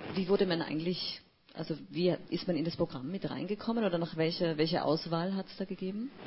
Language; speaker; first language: German; native; German